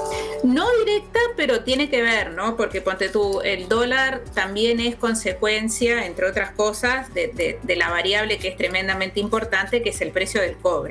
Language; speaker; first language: Spanish; native; Spanish